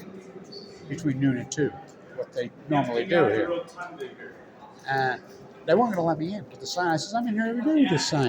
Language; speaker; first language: English; native; English